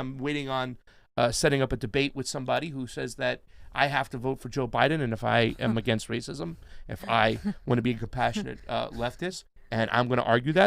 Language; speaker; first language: English; native; English